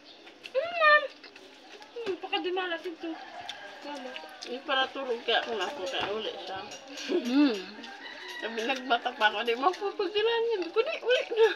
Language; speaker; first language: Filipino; non-native, local second language; Cebuano